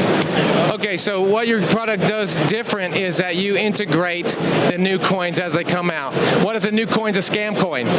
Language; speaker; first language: English; native; English